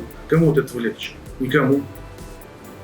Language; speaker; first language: Russian; native; Russian